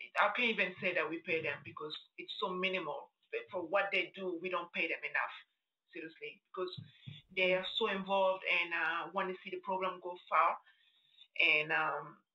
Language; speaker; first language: English; non-native, fluent; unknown